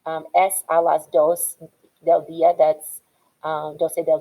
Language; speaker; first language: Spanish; non-native, fluent; English